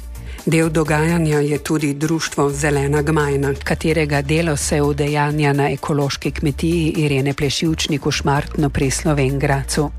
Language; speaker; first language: Slovenian; native; Slovenian